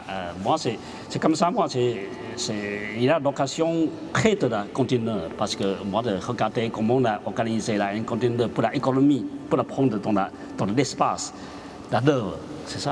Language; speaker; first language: French; non-native, learner; Chinese